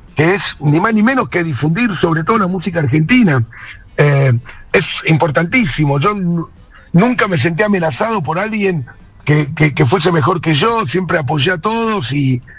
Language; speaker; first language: Spanish; native; Spanish